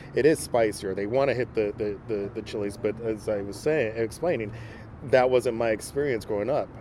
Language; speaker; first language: English; non-native, fluent; Spanish